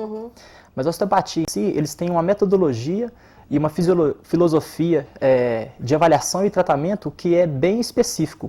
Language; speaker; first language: Portuguese; native; Portuguese